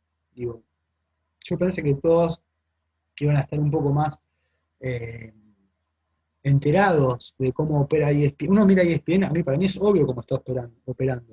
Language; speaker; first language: Spanish; native; Spanish